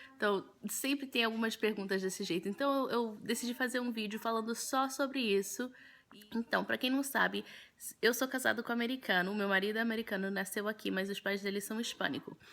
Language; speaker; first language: Portuguese; early bilingual, heritage; Portuguese